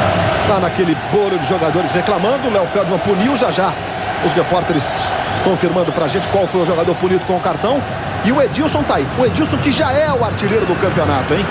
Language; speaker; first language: Portuguese; native; Portuguese